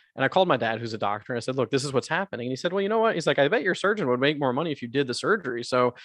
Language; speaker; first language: English; native; English